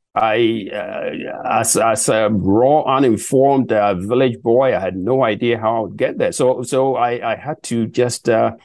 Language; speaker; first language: English; non-native, local second language; Akan